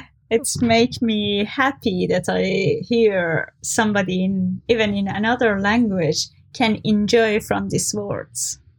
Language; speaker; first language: English; non-native, fluent; Persian